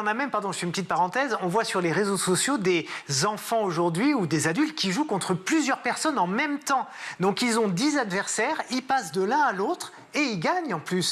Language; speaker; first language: French; native; French